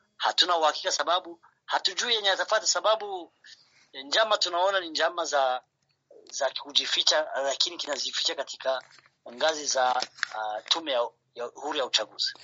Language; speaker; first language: Swahili; non-native, local second language; Rundi